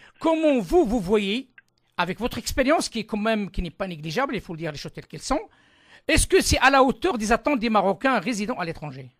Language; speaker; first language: French; non-native, local second language; Arabic